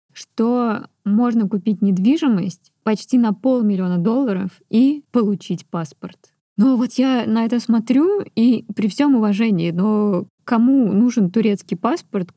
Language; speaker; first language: Russian; native; Russian